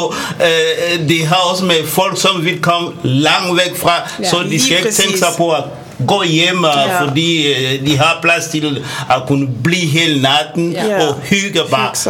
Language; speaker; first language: Danish; non-native, fluent; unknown